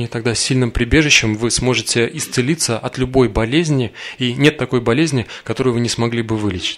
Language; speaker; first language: Russian; native; Russian